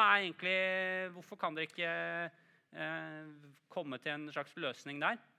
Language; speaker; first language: Norwegian; native; Norwegian